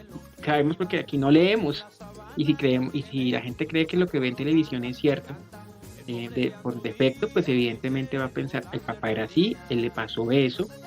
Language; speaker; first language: Spanish; native; Spanish